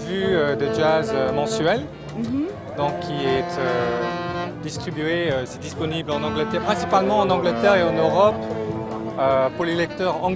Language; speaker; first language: French; non-native, fluent; English